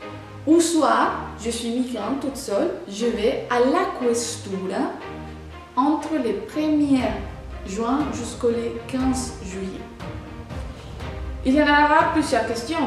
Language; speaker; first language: French; non-native, fluent; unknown